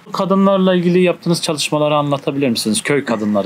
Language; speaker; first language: Turkish; native; Turkish